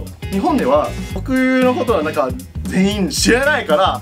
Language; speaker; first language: Japanese; non-native, fluent; English